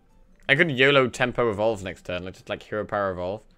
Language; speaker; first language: English; native; English